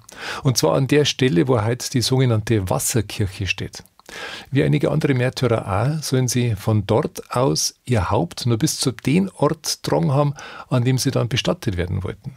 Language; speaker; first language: German; native; German